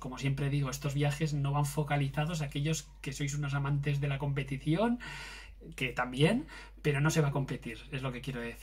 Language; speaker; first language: Spanish; native; Spanish